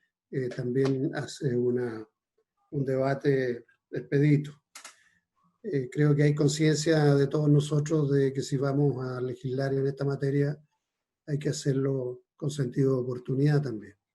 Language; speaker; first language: Spanish; native; Spanish